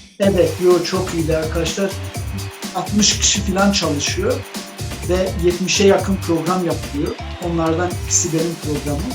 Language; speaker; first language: Turkish; non-native, local second language; Kurdish